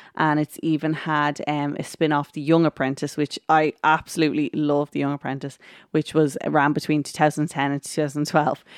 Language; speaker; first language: English; native; English